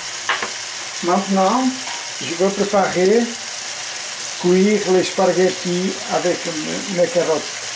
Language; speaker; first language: French; non-native, fluent; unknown